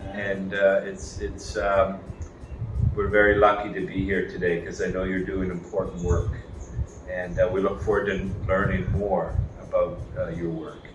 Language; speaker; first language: English; native; English